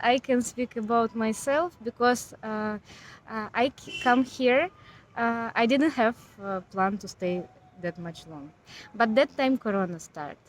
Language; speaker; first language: English; non-native, learner; Ukrainian